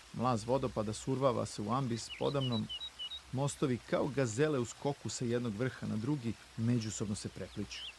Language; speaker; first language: Serbian; native; Serbian